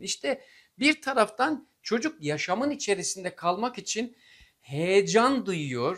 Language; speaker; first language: Turkish; native; Turkish